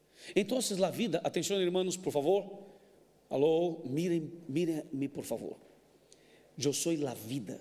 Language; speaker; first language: Spanish; non-native, fluent; Portuguese